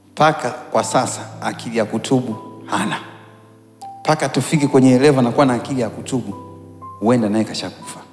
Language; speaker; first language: Swahili; native; Swahili